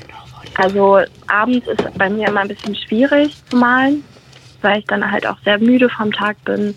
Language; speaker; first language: German; native; German